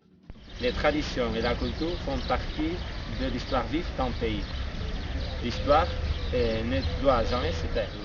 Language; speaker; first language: French; non-native, learner; Spanish